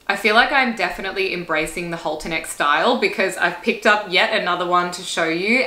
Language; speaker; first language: English; native; English